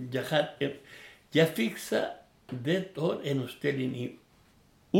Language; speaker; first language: Swedish; non-native, learner; Spanish